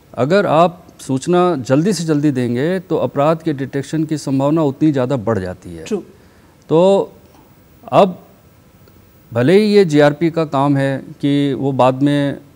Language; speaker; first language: Hindi; native; Hindi